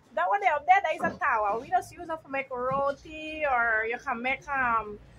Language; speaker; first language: English; native; English